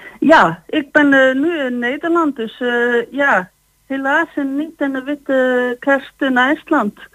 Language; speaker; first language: Dutch; non-native, fluent; Icelandic